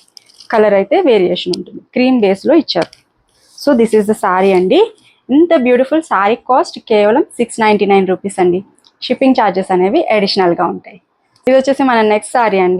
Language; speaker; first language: Telugu; native; Telugu